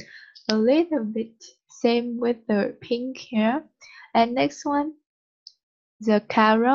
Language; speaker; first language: English; non-native, learner; Vietnamese